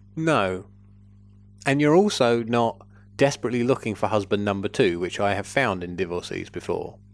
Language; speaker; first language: English; native; English